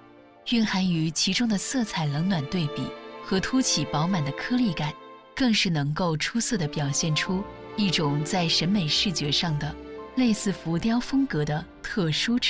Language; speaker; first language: Chinese; native; Chinese